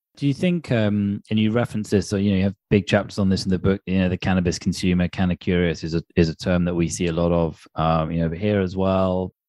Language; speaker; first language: English; native; English